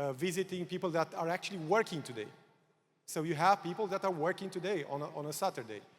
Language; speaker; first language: English; non-native, fluent; Romanian